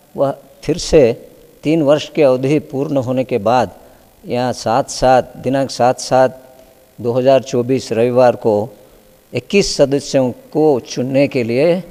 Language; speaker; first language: Hindi; non-native, local second language; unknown